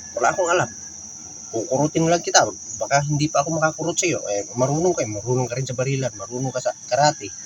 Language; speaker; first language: Filipino; non-native, local second language; Cebuano